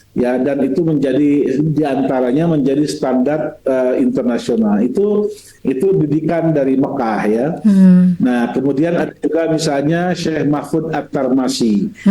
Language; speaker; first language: Indonesian; native; Indonesian